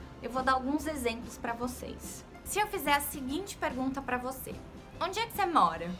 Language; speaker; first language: Portuguese; native; Portuguese